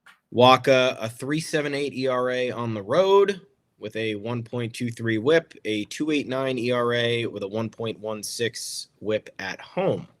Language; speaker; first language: English; native; English